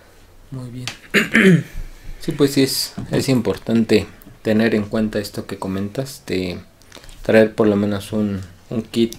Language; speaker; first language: Spanish; native; Spanish